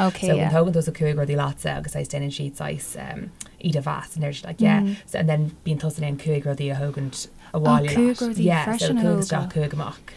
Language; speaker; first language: Irish; non-native, local second language; English